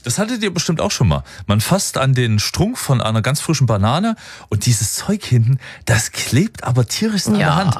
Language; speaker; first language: German; native; German